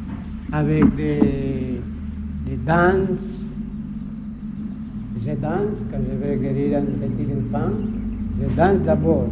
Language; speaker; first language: French; non-native, learner; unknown